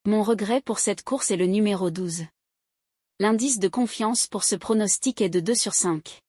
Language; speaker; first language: French; native; French